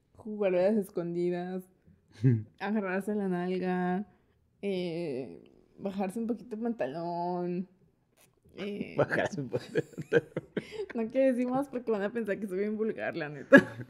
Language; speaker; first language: Spanish; native; Spanish